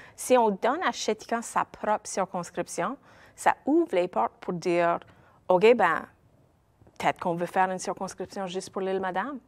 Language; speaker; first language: French; native; French